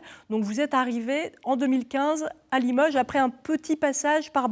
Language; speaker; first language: French; native; French